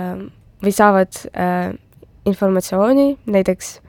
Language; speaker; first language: Estonian; non-native, local second language; Russian